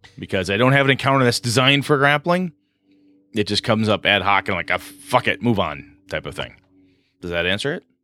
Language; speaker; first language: English; native; English